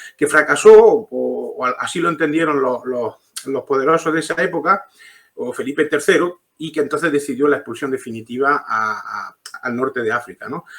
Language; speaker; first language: Spanish; early bilingual, heritage; Spanish